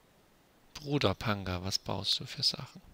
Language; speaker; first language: German; native; German